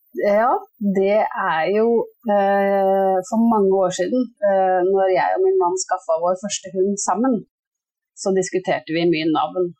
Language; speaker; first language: Norwegian; native; Norwegian